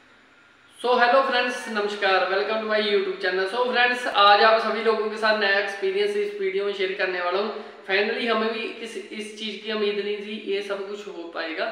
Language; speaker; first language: Hindi; non-native, local second language; Punjabi